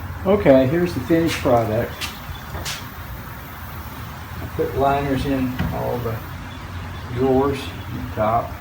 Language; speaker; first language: English; native; English